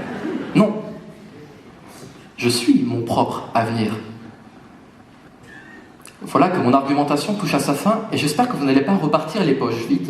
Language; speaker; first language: French; native; French